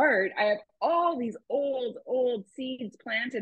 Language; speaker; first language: English; native; English